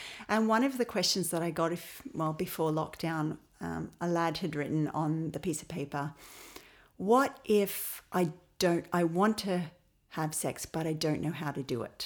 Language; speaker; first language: English; native; English